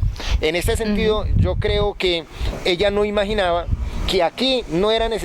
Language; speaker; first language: Spanish; native; Spanish